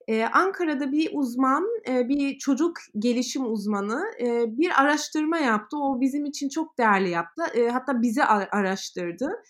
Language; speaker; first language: Turkish; early bilingual, heritage; Turkish